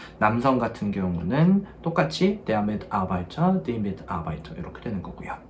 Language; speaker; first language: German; non-native, fluent; Korean